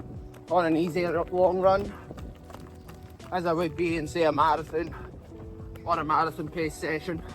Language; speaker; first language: English; native; English